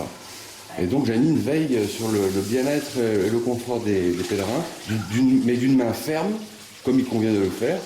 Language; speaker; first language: French; native; French